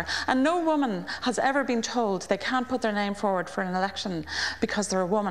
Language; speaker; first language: English; native; English